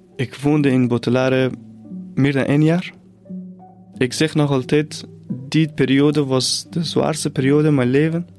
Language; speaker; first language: Dutch; non-native, fluent; Persian